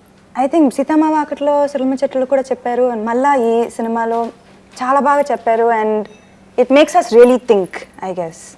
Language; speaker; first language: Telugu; non-native, local second language; Tamil